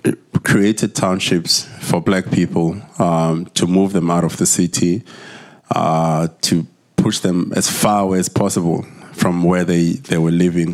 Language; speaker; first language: English; non-native, local second language; Zulu